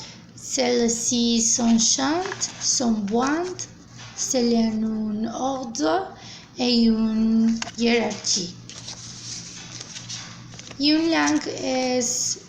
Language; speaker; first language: French; non-native, learner; Spanish